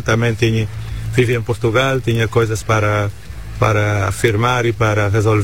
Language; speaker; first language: Spanish; non-native, learner; Portuguese